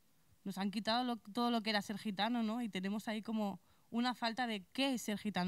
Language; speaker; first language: Spanish; native; Spanish